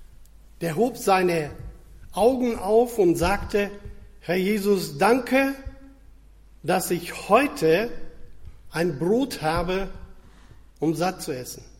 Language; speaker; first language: German; non-native, fluent; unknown